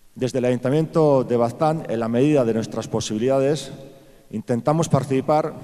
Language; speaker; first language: Spanish; non-native, local second language; Basque